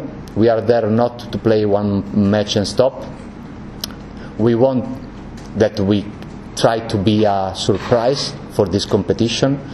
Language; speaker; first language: English; non-native, learner; Italian